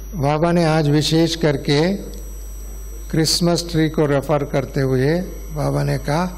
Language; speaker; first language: Hindi; non-native, local second language; Kannada